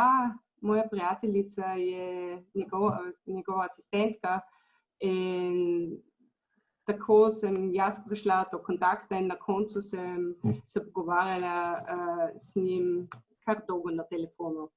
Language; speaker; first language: Slovenian; non-native, fluent; German